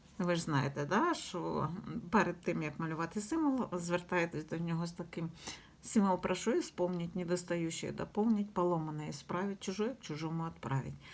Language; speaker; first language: Ukrainian; non-native, local second language; Russian